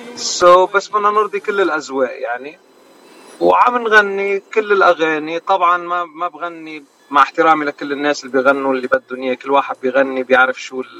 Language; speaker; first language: Arabic; native; Arabic